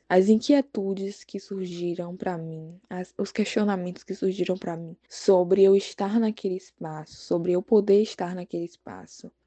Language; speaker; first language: Portuguese; native; Portuguese